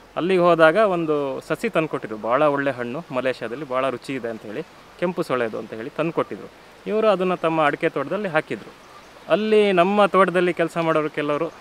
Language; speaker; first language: Kannada; native; Kannada